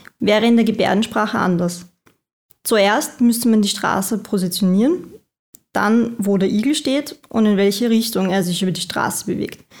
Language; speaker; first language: German; native; German